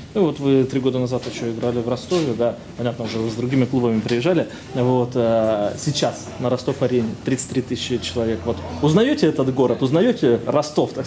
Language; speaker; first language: Russian; native; Russian